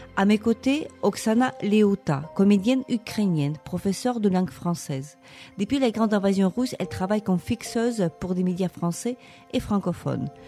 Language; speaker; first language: French; non-native, fluent; Ukrainian